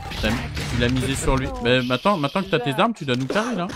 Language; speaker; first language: French; native; French